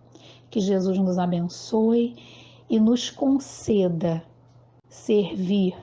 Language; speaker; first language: Portuguese; native; Portuguese